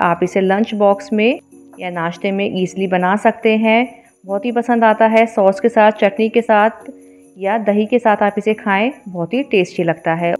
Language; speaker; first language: Hindi; native; Hindi